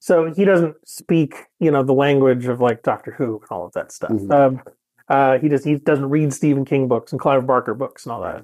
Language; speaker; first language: English; native; English